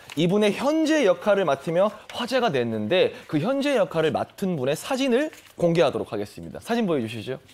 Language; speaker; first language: Korean; native; Korean